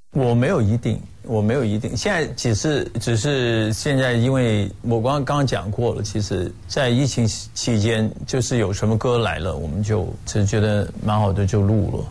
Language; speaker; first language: Chinese; non-native, local second language; Cantonese